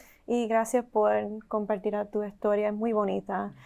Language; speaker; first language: Spanish; early bilingual, heritage; Spanish